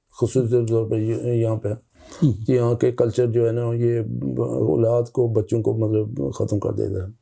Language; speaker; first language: Urdu; non-native, local second language; Pahari-Potwari